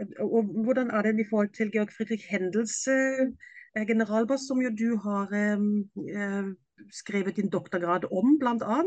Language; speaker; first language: Norwegian; non-native, fluent; German